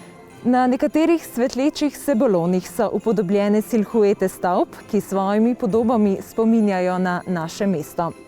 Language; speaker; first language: Slovenian; native; Slovenian